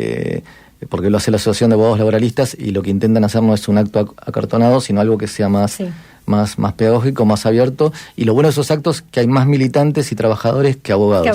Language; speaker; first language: Spanish; native; Spanish